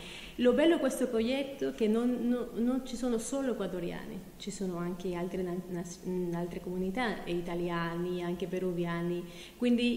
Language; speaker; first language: Italian; non-native, fluent; Spanish